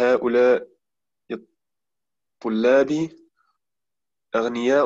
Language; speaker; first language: Arabic; non-native, learner; German